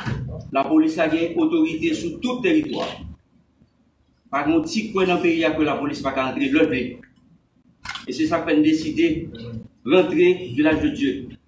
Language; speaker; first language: French; non-native, local second language; Haitian Creole